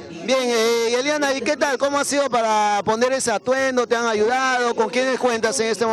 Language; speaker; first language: Spanish; native; Spanish